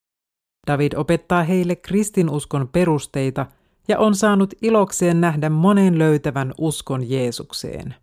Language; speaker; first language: Finnish; native; Finnish